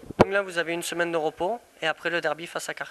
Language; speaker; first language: French; native; French